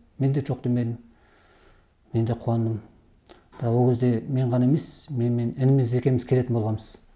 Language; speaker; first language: Kazakh; early bilingual, heritage; Kazakh